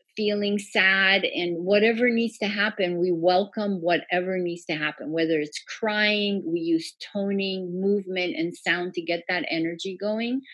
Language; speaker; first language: English; early bilingual, other home language; Persian